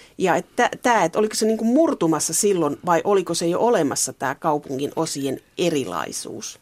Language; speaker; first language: Finnish; native; Finnish